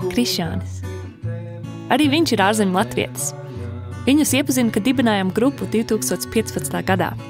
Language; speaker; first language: Latvian; early bilingual, heritage; Latvian